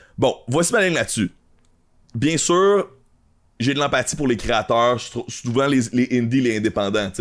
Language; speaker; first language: French; native; French